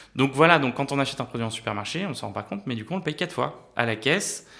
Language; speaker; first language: French; native; French